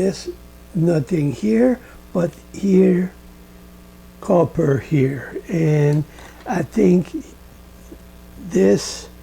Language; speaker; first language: English; non-native, learner; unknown